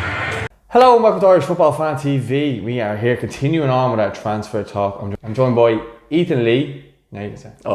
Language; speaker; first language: English; native; English